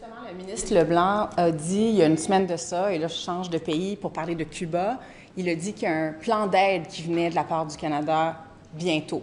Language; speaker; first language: French; native; French